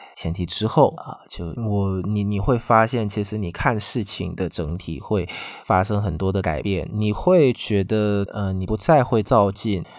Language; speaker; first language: Chinese; non-native, fluent; Vietnamese